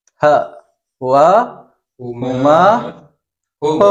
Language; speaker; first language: Arabic; non-native, learner; Malay